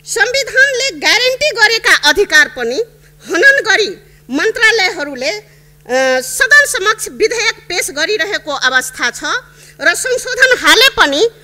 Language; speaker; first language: Nepali; non-native, local second language; Maithili